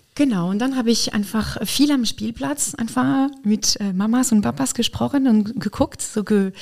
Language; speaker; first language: German; non-native, fluent; French